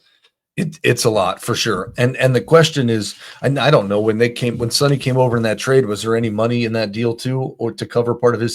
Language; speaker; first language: English; native; English